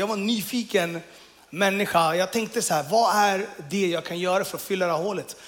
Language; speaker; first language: Swedish; early bilingual, other home language; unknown